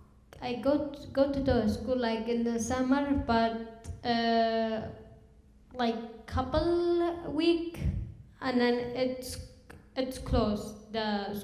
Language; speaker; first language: English; non-native, learner; Kurdish